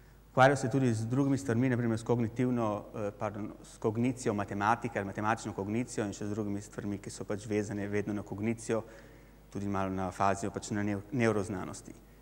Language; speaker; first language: Slovenian; native; Slovenian